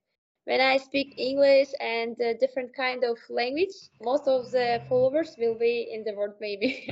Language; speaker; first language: English; non-native, learner; Uzbek